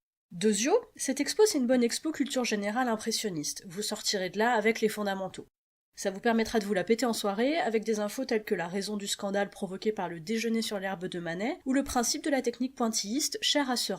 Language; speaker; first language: French; native; French